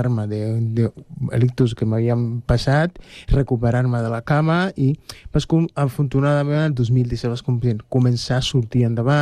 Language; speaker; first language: Catalan; non-native, fluent; Spanish